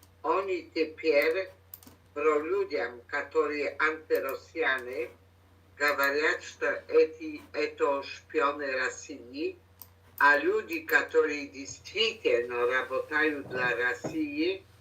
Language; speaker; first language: Russian; non-native, learner; Polish